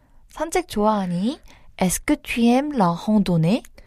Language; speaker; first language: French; non-native, fluent; Korean